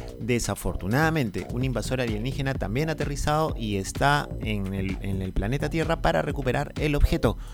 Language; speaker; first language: Spanish; native; Spanish